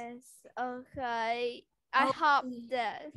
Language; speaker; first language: English; non-native, learner; Vietnamese